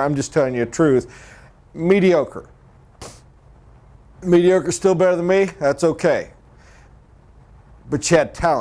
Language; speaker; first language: English; native; English